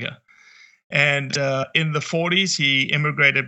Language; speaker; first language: English; native; English